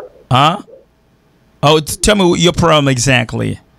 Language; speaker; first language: English; non-native, fluent; Haitian Creole